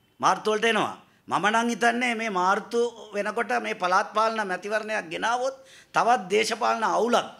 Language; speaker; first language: Sinhala; non-native, local second language; Tamil